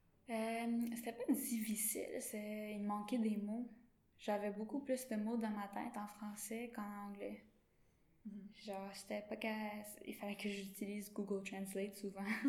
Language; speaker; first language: French; non-native, local second language; English